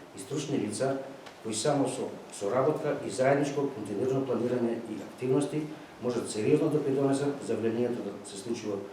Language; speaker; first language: Macedonian; native; Macedonian